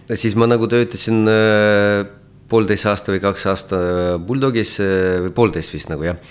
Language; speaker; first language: Estonian; non-native, local second language; Russian